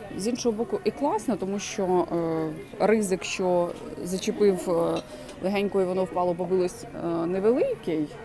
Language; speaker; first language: Ukrainian; non-native, local second language; Russian